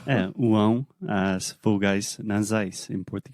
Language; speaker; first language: Portuguese; non-native, fluent; English